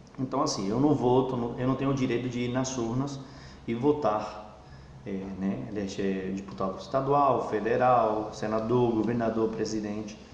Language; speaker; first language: Portuguese; non-native, fluent; Spanish